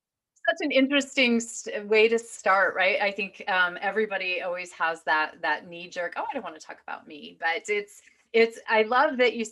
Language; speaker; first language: English; native; English